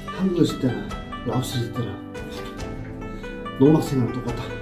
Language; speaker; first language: Korean; native; Korean